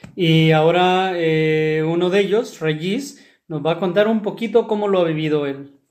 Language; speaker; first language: Spanish; native; Spanish